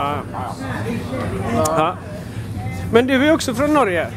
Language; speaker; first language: Swedish; native; Swedish